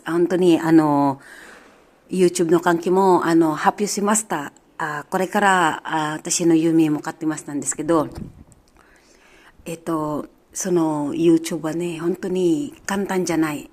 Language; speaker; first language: Japanese; non-native, learner; Filipino